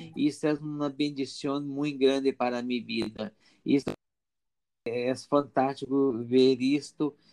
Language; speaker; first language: Spanish; non-native, learner; Portuguese